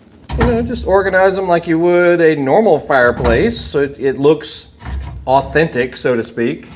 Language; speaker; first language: English; native; English